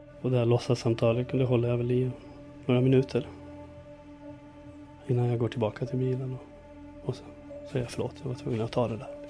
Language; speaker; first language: Swedish; native; Swedish